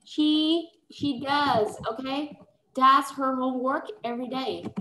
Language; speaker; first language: English; non-native, fluent; Vietnamese